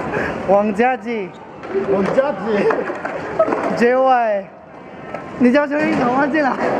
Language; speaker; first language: Chinese; non-native, learner; Cebuano